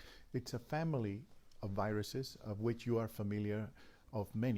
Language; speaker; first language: English; native; English